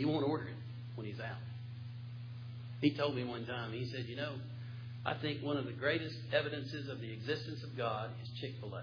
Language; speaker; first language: English; native; English